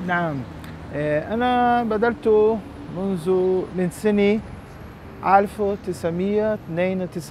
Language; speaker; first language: Arabic; non-native, learner; Portuguese